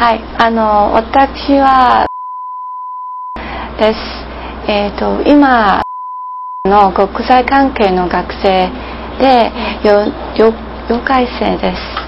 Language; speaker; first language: Japanese; non-native, learner; English